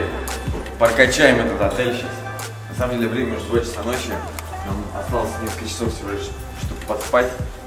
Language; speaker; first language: Russian; native; Russian